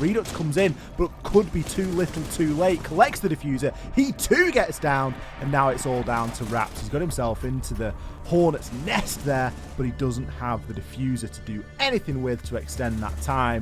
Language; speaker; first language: English; native; English